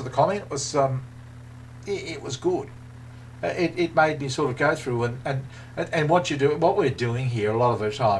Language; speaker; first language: English; native; English